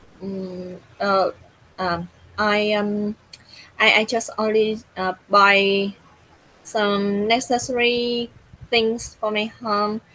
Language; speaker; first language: English; non-native, learner; Vietnamese